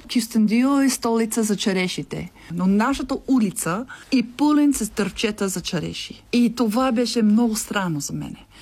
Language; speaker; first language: Bulgarian; non-native, learner; English